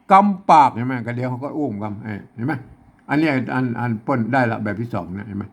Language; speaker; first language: Thai; non-native, local second language; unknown